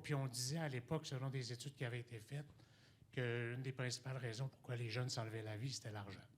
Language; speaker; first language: French; native; French